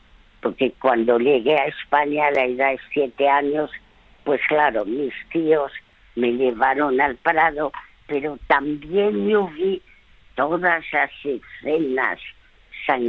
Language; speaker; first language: Spanish; early bilingual, other home language; French